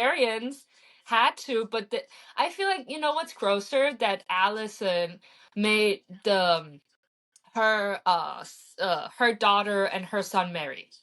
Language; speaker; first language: English; early bilingual, heritage; English